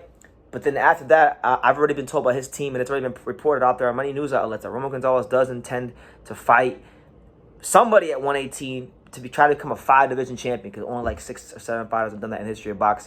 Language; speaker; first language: English; native; English